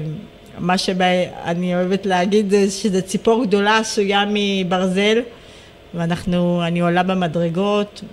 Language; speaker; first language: Hebrew; early bilingual, other home language; Amharic